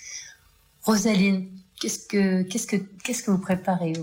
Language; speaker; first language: French; native; French